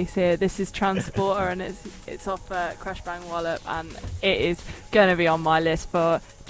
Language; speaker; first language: English; native; English